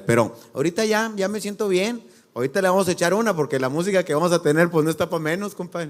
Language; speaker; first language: Spanish; native; Spanish